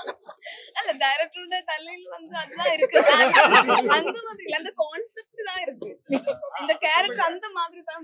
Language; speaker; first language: Tamil; non-native, learner; Malayalam